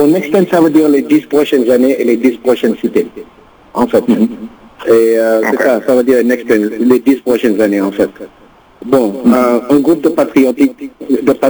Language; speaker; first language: French; non-native, local second language; Wolof